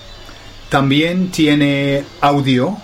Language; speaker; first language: Spanish; non-native, fluent; English